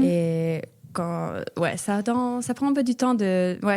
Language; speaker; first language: French; non-native, fluent; Finnish